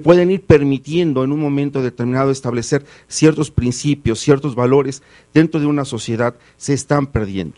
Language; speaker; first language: Spanish; native; Spanish